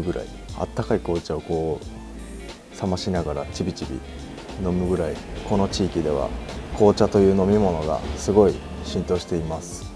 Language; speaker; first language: Japanese; native; Japanese